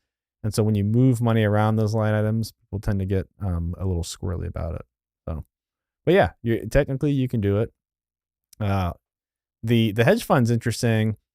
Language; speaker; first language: English; native; English